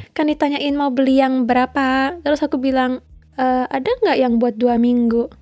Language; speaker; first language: Indonesian; early bilingual, heritage; Indonesian